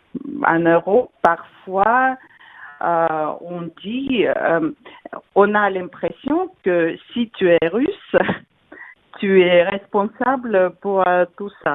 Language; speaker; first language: French; non-native, fluent; Russian